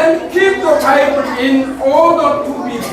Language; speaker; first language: English; non-native, learner; Korean